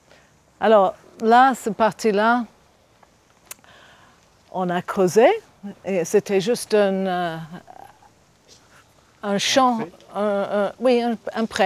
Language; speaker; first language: French; non-native, fluent; English